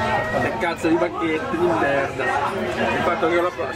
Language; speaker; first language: Italian; native; Italian